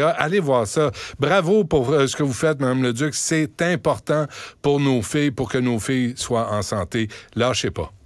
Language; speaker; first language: French; native; French